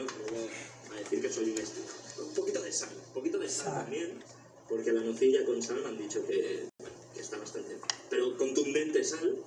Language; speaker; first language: Spanish; native; Spanish